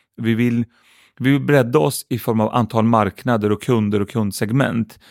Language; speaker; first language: Swedish; early bilingual, other home language; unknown